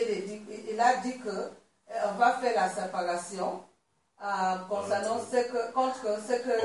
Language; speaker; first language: French; non-native, learner; Swahili